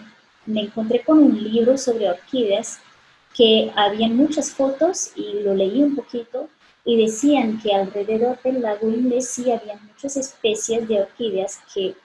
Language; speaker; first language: Spanish; non-native, fluent; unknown